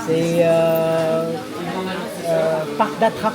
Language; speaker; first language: French; non-native, fluent; Thai